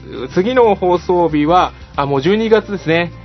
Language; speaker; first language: Japanese; native; Japanese